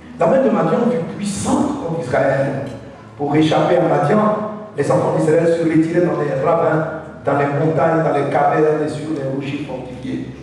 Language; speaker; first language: French; non-native, local second language; Dyula